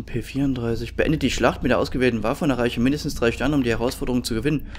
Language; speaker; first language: German; native; German